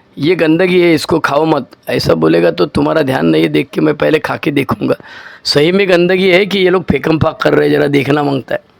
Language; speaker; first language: Hindi; non-native, local second language; Marathi